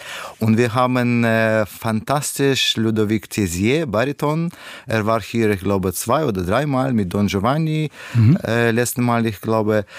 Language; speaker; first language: German; non-native, learner; Russian